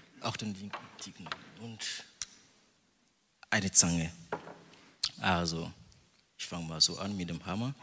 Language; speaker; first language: German; non-native, fluent; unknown